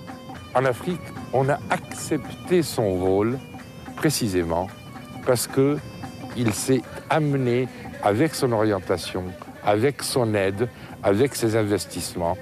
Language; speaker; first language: French; native; French